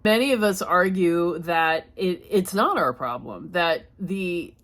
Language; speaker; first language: English; native; English